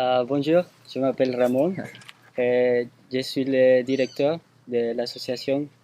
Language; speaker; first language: French; non-native, fluent; Spanish